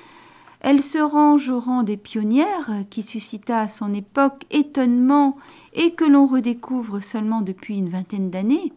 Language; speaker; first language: French; native; French